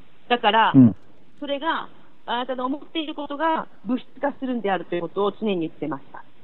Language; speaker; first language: Japanese; native; Japanese